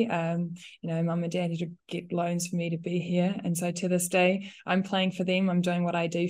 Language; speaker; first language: English; non-native, local second language; Afrikaans